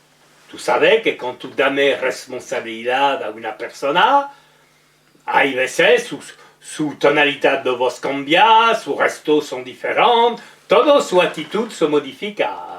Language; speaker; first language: Spanish; non-native, learner; French